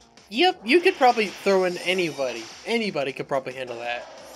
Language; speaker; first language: English; native; English